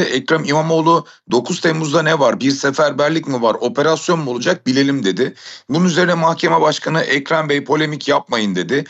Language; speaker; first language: Turkish; native; Turkish